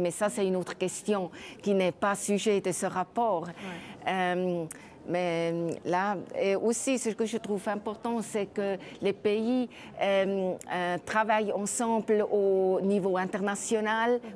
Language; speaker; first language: French; non-native, local second language; German